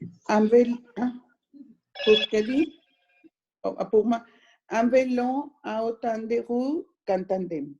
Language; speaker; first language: French; non-native, learner; Spanish